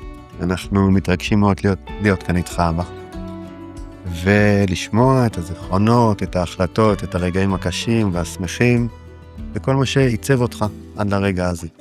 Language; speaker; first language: Hebrew; early bilingual, other home language; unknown